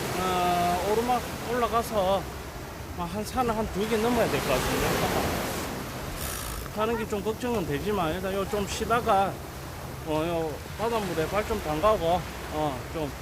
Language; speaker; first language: Korean; native; Korean